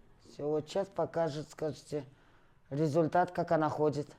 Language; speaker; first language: Russian; native; Russian